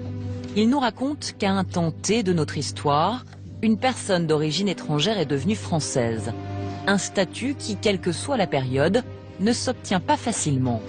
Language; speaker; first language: French; native; French